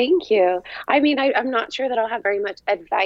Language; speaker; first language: English; native; English